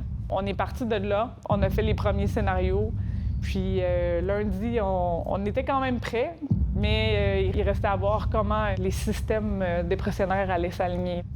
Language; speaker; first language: French; native; French